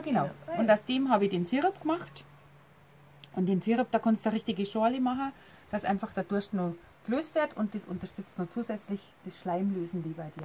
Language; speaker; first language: German; native; German